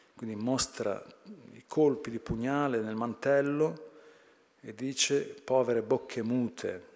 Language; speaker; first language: Italian; native; Italian